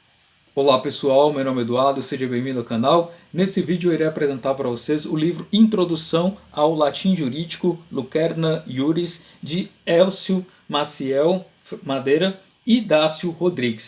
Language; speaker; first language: Portuguese; native; Portuguese